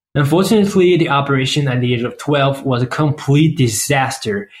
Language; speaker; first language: English; non-native, fluent; French